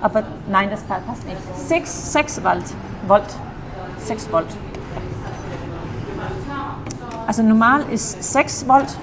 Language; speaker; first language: German; non-native, fluent; Danish